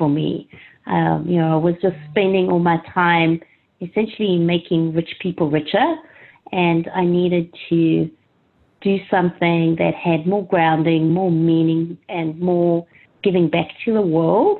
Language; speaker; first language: English; native; English